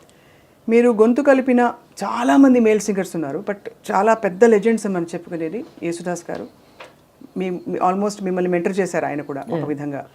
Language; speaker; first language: Telugu; native; Telugu